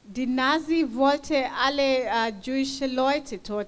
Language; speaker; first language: German; non-native, fluent; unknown